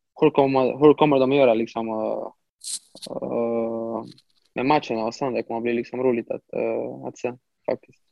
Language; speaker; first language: Swedish; non-native, fluent; Romanian